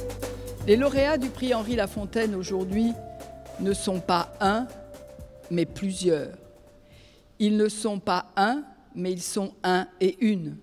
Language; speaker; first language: French; native; French